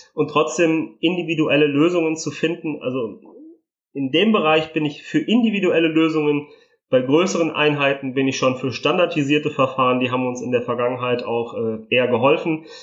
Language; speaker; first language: German; early bilingual, other home language; Italian